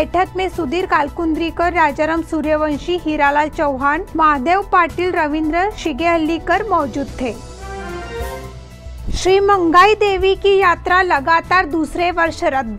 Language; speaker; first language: Hindi; non-native, local second language; Marathi